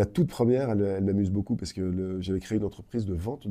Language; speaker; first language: French; native; French